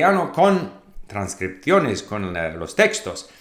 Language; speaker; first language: Spanish; non-native, fluent; English